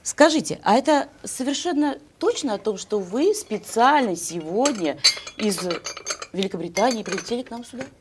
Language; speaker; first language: Russian; native; Russian